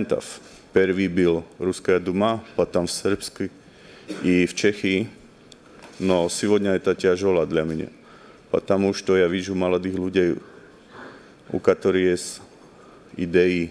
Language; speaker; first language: Russian; non-native, learner; Slovak